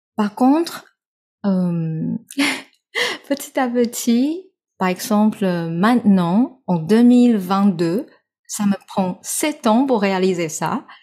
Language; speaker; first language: French; non-native, fluent; Chinese